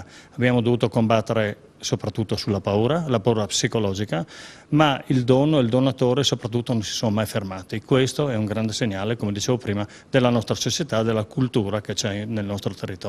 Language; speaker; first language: Italian; native; Italian